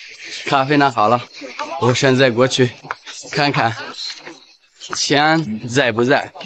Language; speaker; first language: Chinese; non-native, fluent; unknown